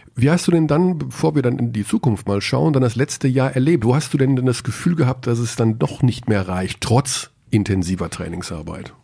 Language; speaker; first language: German; native; German